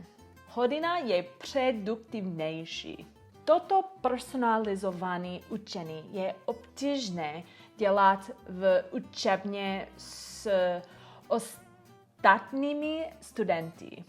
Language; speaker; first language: Czech; non-native, learner; English